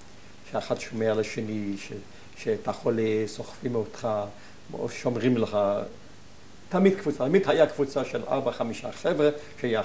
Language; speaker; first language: Hebrew; non-native, fluent; German